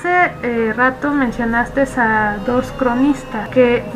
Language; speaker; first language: Spanish; native; Spanish